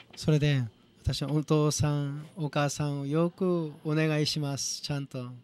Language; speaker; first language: Japanese; non-native, fluent; Korean